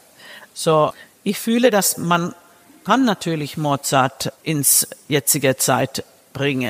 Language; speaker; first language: German; non-native, fluent; Finnish